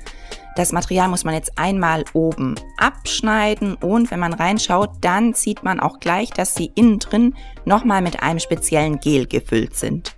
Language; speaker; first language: German; native; German